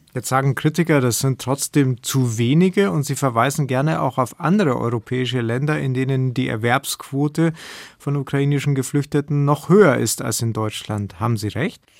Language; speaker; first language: German; native; German